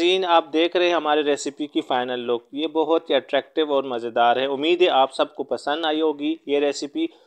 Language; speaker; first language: Urdu; native; Urdu